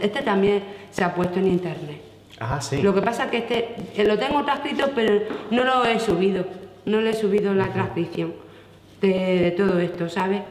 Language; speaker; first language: Spanish; native; Spanish